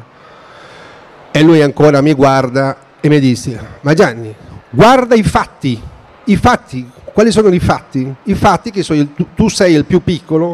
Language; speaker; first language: Italian; non-native, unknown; Spanish